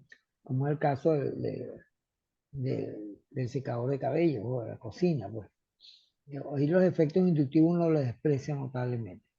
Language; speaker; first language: Spanish; native; Spanish